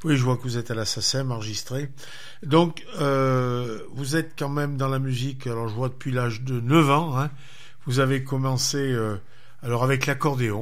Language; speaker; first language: French; native; French